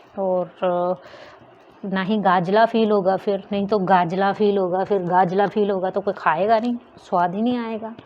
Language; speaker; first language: Hindi; non-native, local second language; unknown